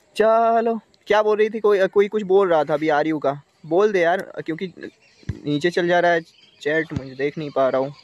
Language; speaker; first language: Hindi; native; Hindi